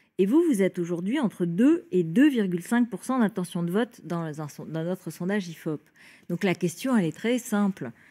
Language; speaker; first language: French; native; French